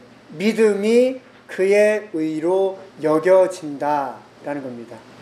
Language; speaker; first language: Korean; native; Korean